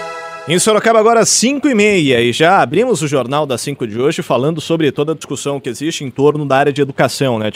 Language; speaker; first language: Portuguese; native; Portuguese